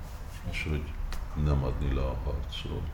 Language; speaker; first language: Hungarian; early bilingual, heritage; Hungarian